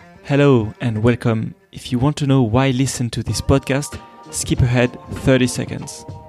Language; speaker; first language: English; non-native, fluent; French